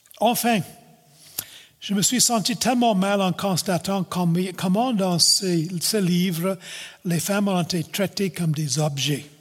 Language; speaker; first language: French; non-native, local second language; English